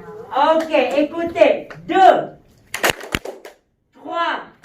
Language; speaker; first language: French; non-native, fluent; Indonesian